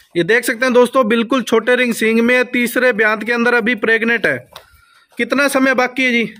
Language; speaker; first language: Hindi; native; Hindi